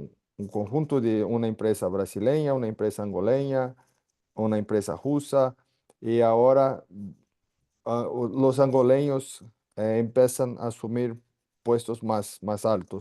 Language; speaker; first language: Spanish; non-native, fluent; Portuguese